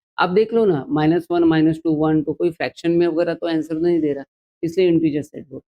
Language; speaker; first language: Hindi; non-native, local second language; Marathi